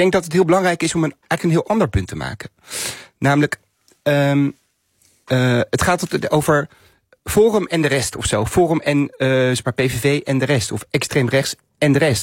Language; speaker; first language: Dutch; native; Dutch